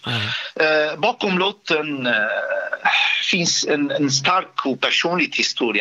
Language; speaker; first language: Swedish; non-native, fluent; Arabic